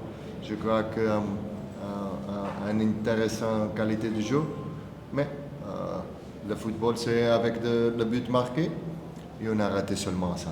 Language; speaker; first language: French; non-native, fluent; Portuguese